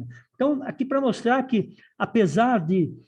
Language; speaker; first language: Portuguese; native; Portuguese